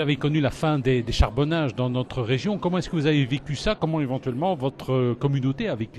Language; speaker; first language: French; native; French